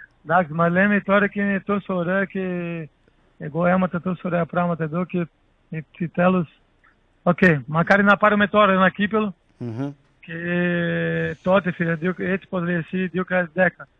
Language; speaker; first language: Greek; non-native, learner; Portuguese